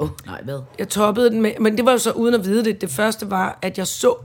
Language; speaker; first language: Danish; native; Danish